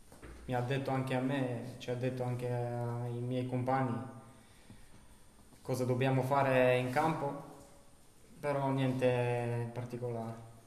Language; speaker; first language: Italian; non-native, learner; Bulgarian